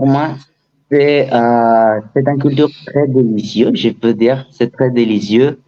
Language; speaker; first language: French; non-native, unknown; Spanish